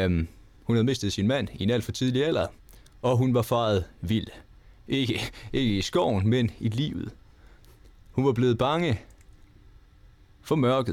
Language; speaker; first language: Danish; native; Danish